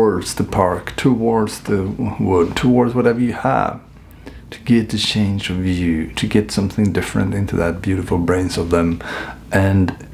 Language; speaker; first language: English; non-native, fluent; Swedish